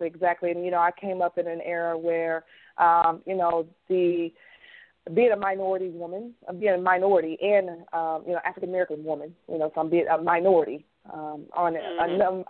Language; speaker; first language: English; native; English